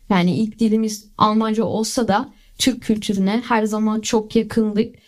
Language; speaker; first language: Turkish; early bilingual, heritage; Turkish